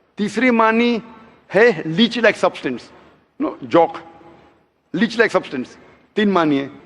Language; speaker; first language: Hindi; non-native, local second language; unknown